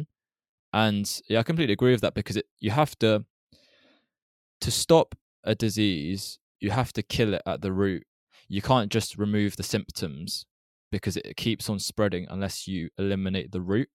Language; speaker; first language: English; native; English